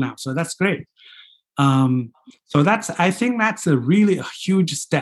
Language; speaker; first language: English; non-native, fluent; Fula